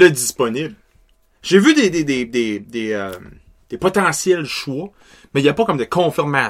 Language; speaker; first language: French; native; French